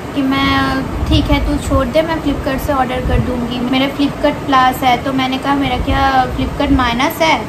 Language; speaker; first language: Hindi; non-native, local second language; Bangla